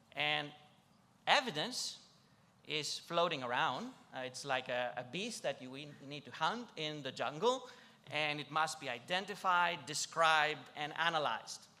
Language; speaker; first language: English; non-native, fluent; Greek